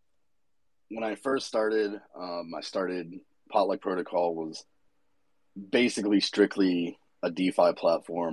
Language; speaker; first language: English; native; English